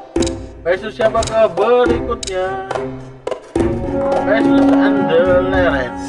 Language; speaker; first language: Indonesian; native; Indonesian